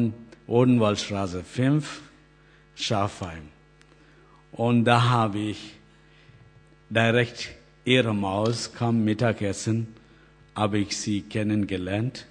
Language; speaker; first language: German; non-native, learner; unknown